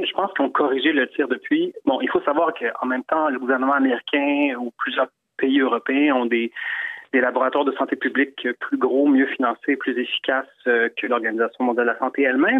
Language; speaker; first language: French; native; French